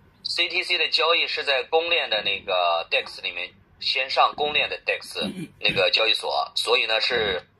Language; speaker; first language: Chinese; native; Chinese